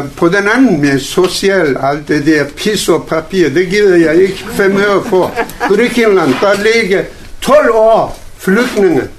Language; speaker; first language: Danish; non-native, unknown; Turkish